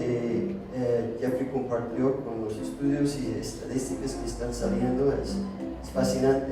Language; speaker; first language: Spanish; non-native, fluent; English